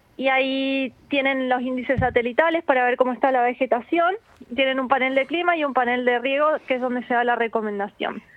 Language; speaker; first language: Spanish; native; Spanish